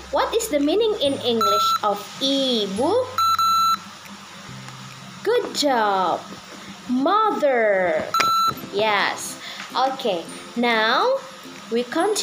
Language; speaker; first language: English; non-native, learner; Indonesian